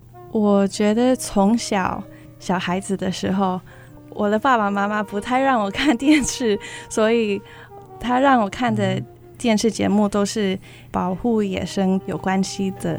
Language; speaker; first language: Chinese; early bilingual, heritage; Chinese